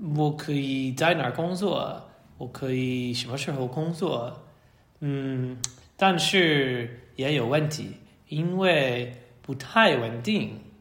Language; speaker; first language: Chinese; non-native, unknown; English